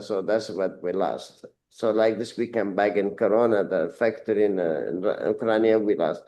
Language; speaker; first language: English; non-native, learner; Arabic